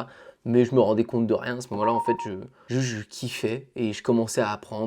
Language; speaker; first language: French; native; French